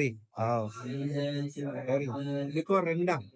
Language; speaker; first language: English; non-native, local second language; Malay